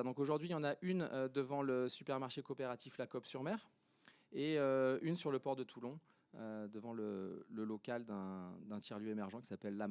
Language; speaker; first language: French; native; French